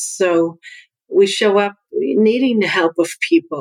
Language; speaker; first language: English; native; English